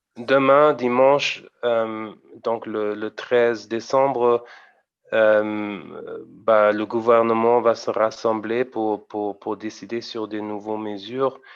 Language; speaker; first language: French; non-native, fluent; German